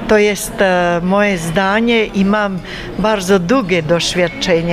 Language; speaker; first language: Polish; non-native, fluent; Bosnian